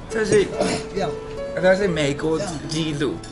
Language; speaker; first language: Chinese; non-native, learner; Japanese